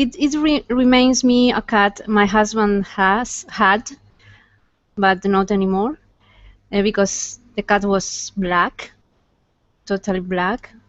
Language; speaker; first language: English; non-native, fluent; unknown